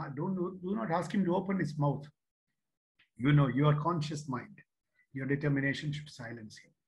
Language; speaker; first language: English; non-native, local second language; Malayalam